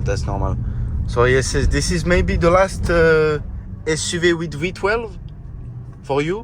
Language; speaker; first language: English; non-native, learner; French